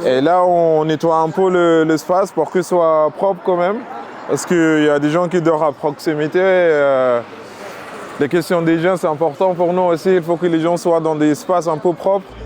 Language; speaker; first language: French; non-native, fluent; Arabic